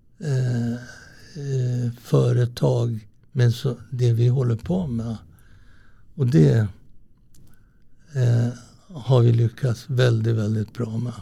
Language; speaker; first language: Swedish; early bilingual, other home language; Italian